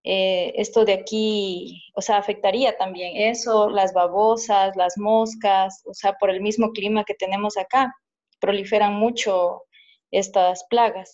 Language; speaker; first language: Spanish; native; Spanish